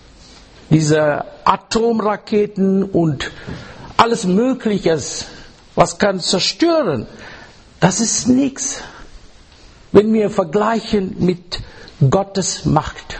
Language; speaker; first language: German; non-native, learner; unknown